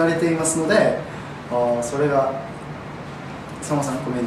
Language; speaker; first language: Japanese; non-native, learner; Korean